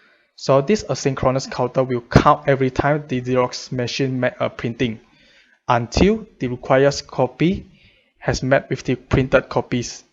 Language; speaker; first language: English; non-native, fluent; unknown